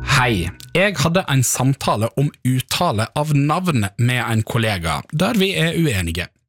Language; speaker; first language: Norwegian; native; Norwegian